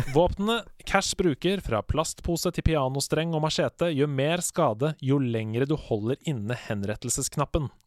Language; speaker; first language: Norwegian; native; Norwegian